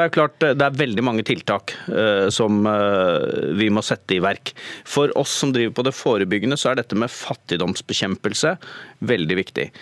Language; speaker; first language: Norwegian; native; Norwegian